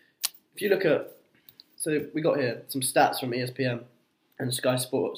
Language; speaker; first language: English; native; English